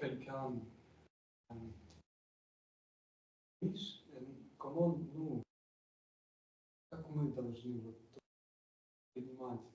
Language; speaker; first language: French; non-native, learner; Russian